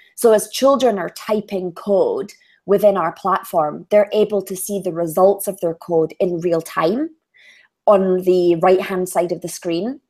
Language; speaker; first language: English; native; English